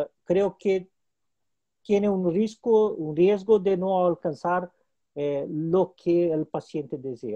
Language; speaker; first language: Spanish; non-native, local second language; Portuguese